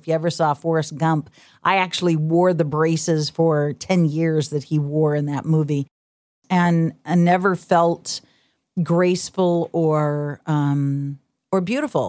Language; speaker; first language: English; native; English